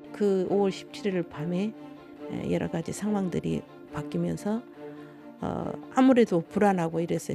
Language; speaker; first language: Korean; native; Korean